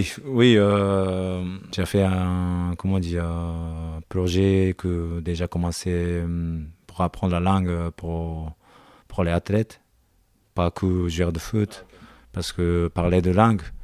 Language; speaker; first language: French; non-native, learner; Japanese